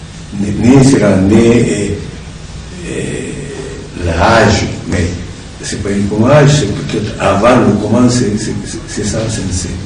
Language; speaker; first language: French; non-native, learner; Japanese